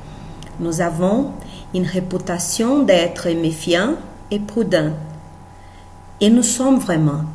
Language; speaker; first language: French; non-native, learner; Portuguese